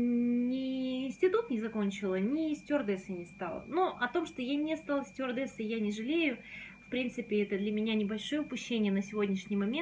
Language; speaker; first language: Russian; native; Russian